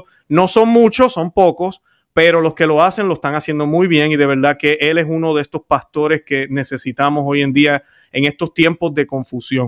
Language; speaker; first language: Spanish; native; Spanish